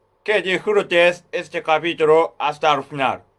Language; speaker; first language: Spanish; non-native, fluent; Japanese